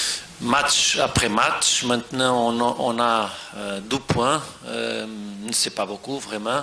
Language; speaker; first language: French; non-native, fluent; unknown